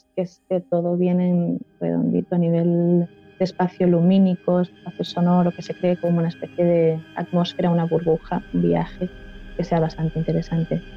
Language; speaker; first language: Spanish; non-native, local second language; Catalan